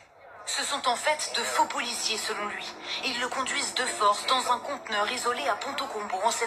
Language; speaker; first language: French; native; French